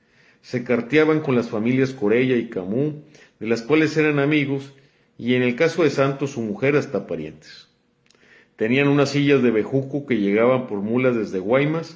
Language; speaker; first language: Spanish; native; Spanish